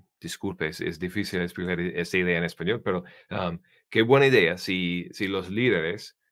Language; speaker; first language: Spanish; non-native, learner; English